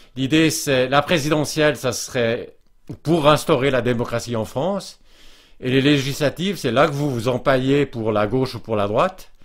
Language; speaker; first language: French; native; French